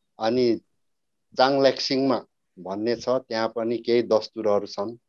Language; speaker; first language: Nepali; non-native, local second language; Limbu